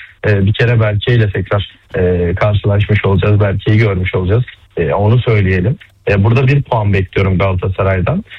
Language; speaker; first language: Turkish; native; Turkish